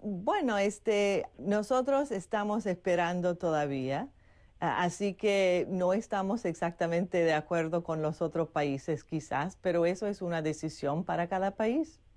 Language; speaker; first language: Spanish; non-native, fluent; English